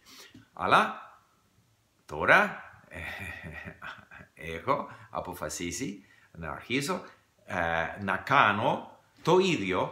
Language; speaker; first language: Greek; non-native, learner; English